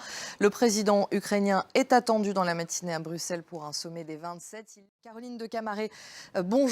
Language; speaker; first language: French; native; French